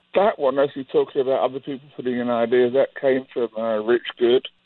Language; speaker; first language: English; native; English